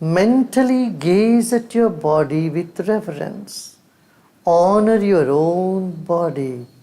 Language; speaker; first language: English; non-native, local second language; Hindi